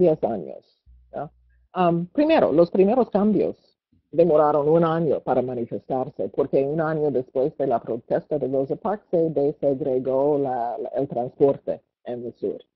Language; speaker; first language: Spanish; non-native, fluent; English